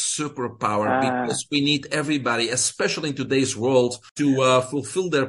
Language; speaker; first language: English; non-native, fluent; Dutch